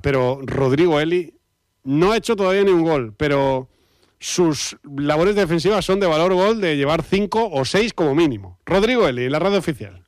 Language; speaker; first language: Spanish; native; Spanish